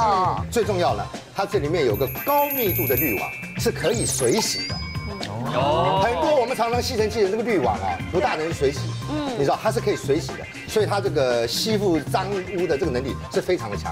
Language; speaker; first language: Chinese; native; Chinese